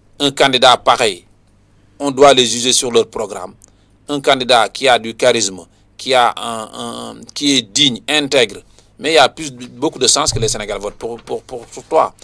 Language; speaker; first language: French; non-native, local second language; Wolof